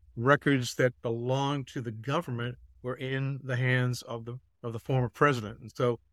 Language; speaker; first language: English; native; English